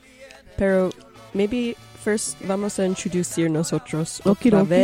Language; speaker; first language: Spanish; non-native, local second language; English